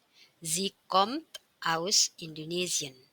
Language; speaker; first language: German; non-native, fluent; Indonesian